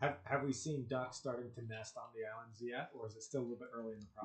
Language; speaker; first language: English; native; English